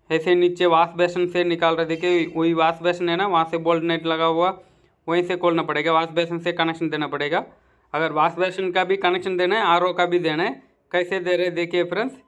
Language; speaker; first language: Hindi; non-native, local second language; Tamil